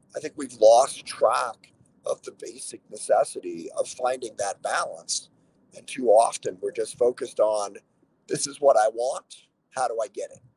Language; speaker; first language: English; native; English